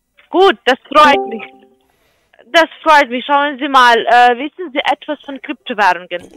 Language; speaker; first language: German; non-native, fluent; Ukrainian